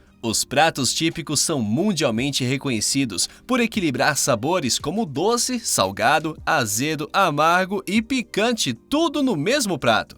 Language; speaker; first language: Portuguese; native; Portuguese